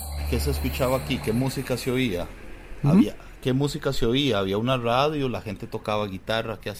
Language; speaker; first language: Spanish; native; Spanish